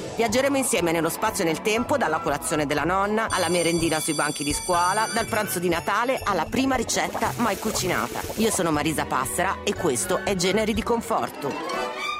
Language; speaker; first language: Italian; native; Italian